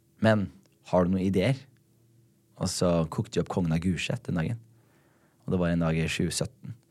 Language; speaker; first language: Norwegian; early bilingual, other home language; Somali